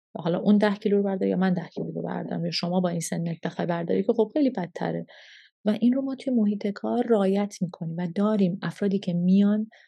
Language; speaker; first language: Persian; early bilingual, heritage; Persian